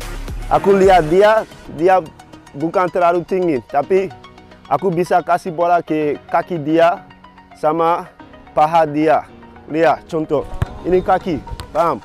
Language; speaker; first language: Indonesian; non-native, fluent; English